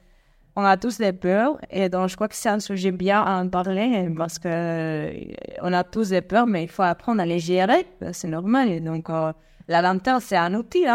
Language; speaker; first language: French; non-native, fluent; Spanish